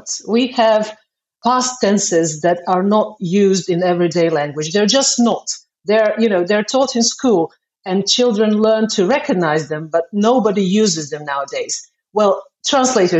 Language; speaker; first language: English; non-native, fluent; Croatian